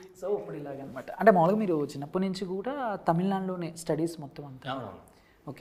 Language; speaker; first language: Telugu; native; Telugu